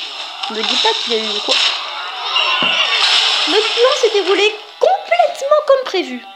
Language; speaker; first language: French; native; French